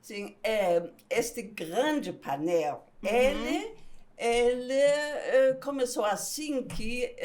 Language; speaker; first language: Portuguese; non-native, fluent; German